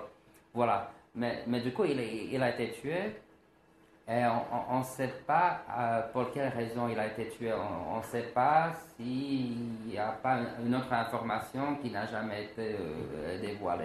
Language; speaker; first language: French; non-native, fluent; Slovak